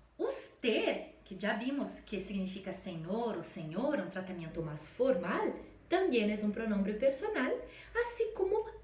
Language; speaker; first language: Spanish; non-native, fluent; Portuguese